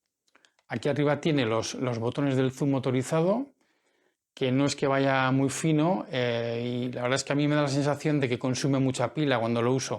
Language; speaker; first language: Spanish; native; Spanish